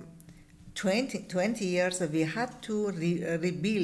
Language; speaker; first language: English; non-native, learner; Persian